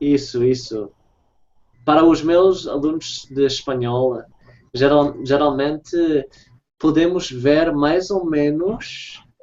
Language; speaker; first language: Portuguese; non-native, fluent; English